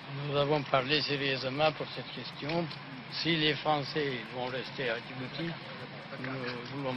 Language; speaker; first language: French; non-native, learner; Amharic